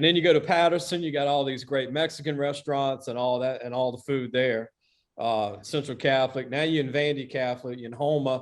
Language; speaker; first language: English; native; English